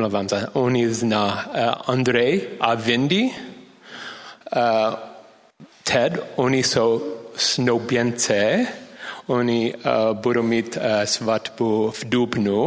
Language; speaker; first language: Czech; non-native, learner; English